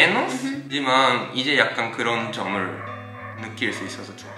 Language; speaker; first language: Korean; non-native, fluent; Japanese